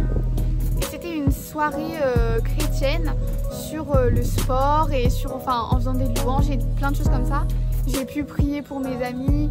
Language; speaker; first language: French; native; French